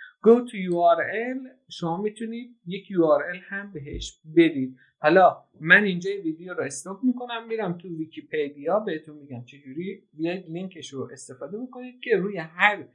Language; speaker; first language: Persian; native; Persian